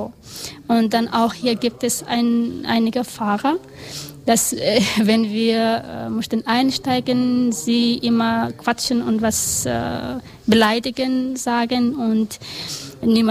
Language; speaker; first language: German; non-native, learner; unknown